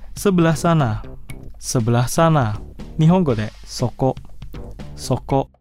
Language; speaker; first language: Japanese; non-native, fluent; Indonesian